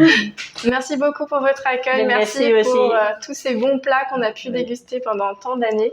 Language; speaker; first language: French; native; French